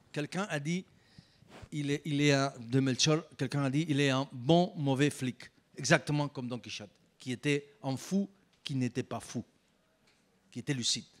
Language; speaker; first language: French; non-native, fluent; Spanish